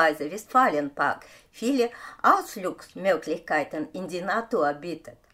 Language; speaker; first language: German; non-native, fluent; Russian